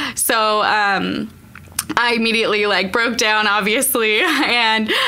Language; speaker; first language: English; native; English